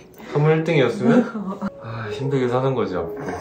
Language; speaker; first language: Korean; native; Korean